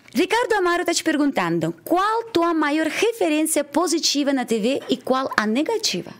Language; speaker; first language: Portuguese; non-native, fluent; Russian